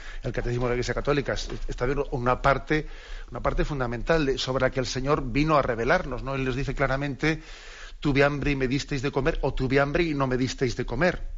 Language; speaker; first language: Spanish; native; Spanish